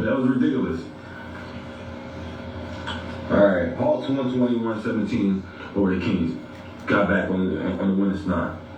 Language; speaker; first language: English; native; English